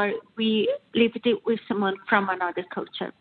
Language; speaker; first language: English; non-native, fluent; Portuguese